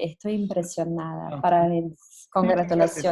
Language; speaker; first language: Spanish; non-native, fluent; Portuguese